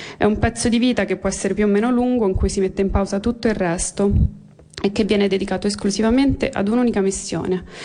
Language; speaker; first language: Italian; native; Italian